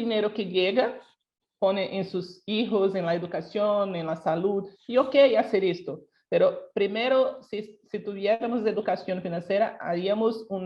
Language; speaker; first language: Spanish; non-native, local second language; Portuguese